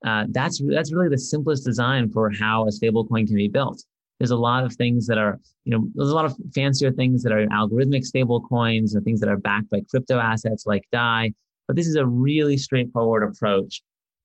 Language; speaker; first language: English; native; English